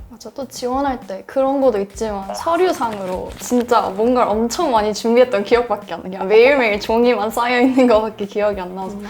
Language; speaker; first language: Korean; early bilingual, heritage; Korean